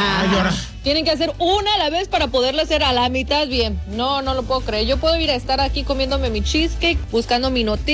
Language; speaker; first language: Spanish; native; Spanish